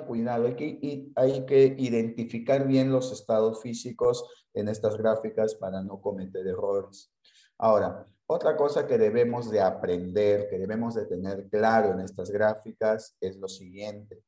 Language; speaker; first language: Spanish; native; Spanish